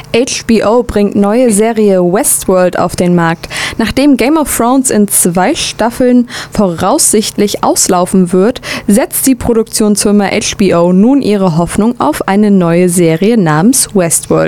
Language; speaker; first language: German; native; German